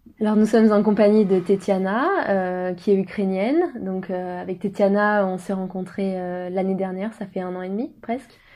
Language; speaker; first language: French; non-native, fluent; Italian